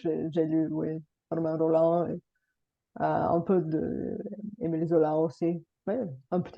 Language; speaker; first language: French; non-native, fluent; Bulgarian